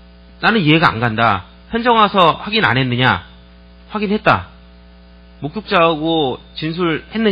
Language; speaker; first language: Korean; native; Korean